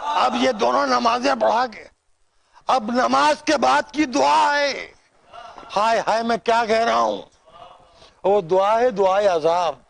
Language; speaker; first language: Urdu; native; Urdu